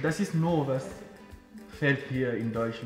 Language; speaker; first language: German; non-native, fluent; Ewe